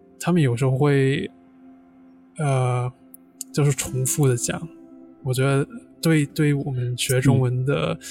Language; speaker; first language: Chinese; non-native, fluent; English